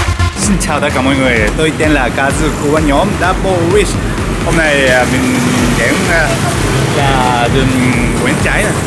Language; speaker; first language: Vietnamese; non-native, learner; Japanese